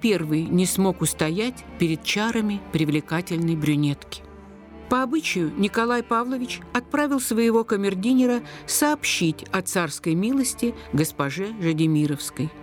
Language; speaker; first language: Russian; native; Russian